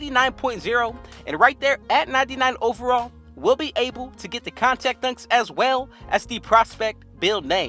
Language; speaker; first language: English; native; English